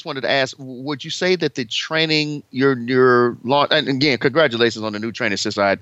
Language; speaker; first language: English; native; English